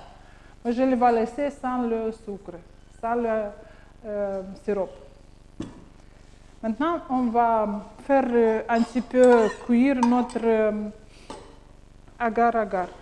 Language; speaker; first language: French; non-native, learner; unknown